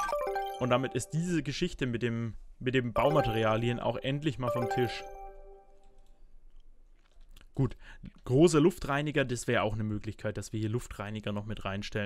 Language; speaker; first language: German; native; German